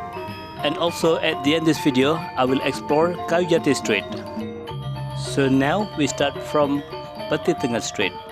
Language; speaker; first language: English; non-native, local second language; Indonesian